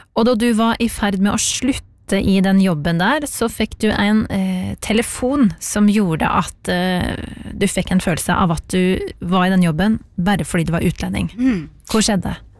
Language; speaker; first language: Norwegian; native; Norwegian